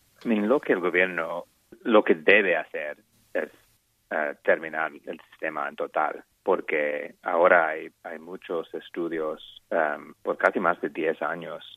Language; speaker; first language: Spanish; non-native, learner; English